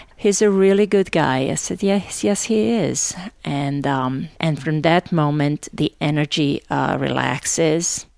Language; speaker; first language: English; non-native, fluent; Serbian